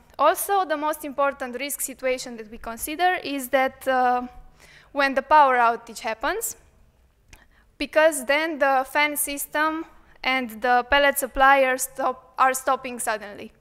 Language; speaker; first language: English; non-native, fluent; Romanian